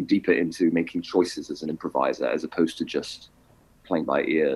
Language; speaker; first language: English; native; English